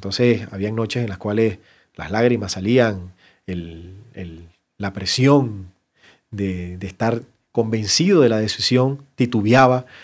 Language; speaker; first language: Spanish; native; Spanish